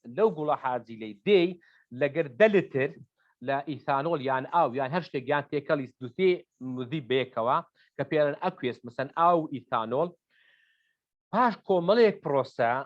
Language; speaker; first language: Central Kurdish; native; Central Kurdish